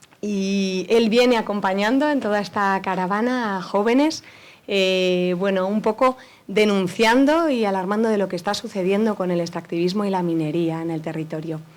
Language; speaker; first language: Spanish; native; Spanish